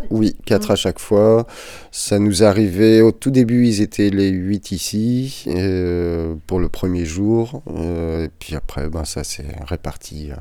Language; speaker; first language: French; native; French